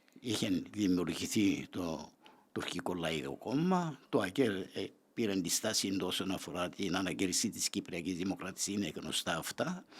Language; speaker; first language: Greek; non-native, local second language; Turkish